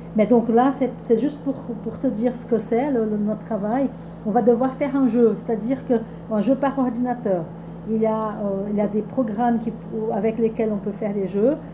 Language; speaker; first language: French; non-native, fluent; Portuguese